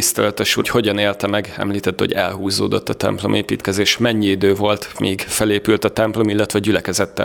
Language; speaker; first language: Hungarian; native; Hungarian